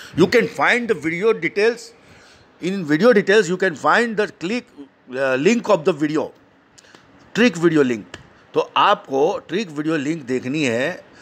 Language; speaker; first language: Hindi; native; Hindi